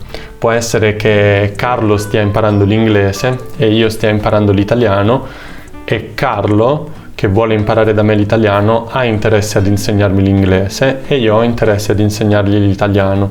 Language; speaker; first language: Italian; native; Italian